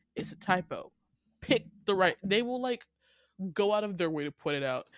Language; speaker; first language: English; native; English